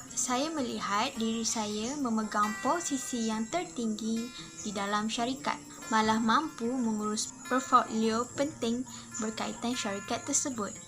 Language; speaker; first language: Malay; native; Malay